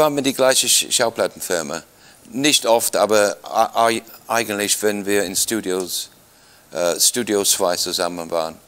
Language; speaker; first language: German; non-native, fluent; English